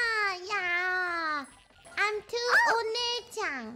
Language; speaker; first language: English; non-native, learner; Japanese